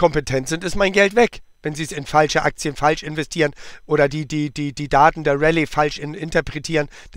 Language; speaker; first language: German; native; German